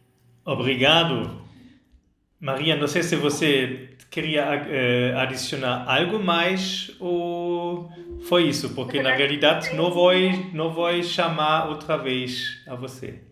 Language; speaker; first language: Portuguese; non-native, fluent; German